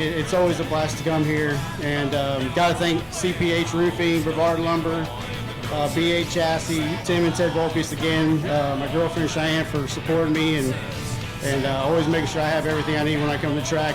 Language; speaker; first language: English; native; English